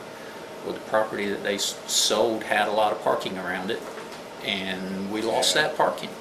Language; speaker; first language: English; native; English